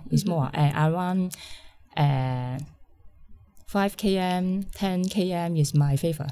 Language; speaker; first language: English; non-native, learner; Cantonese